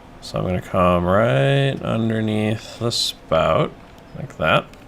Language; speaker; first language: English; native; English